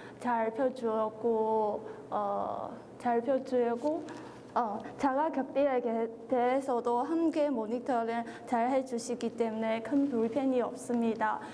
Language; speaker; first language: Korean; non-native, learner; Chinese